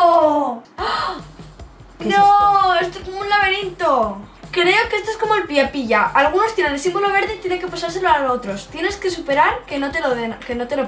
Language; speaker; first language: Spanish; native; Spanish